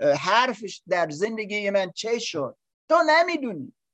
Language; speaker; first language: Persian; non-native, learner; English